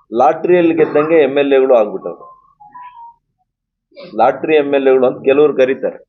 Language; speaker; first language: Kannada; native; Kannada